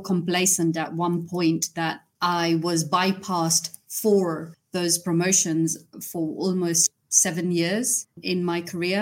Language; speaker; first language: English; non-native, local second language; Gujarati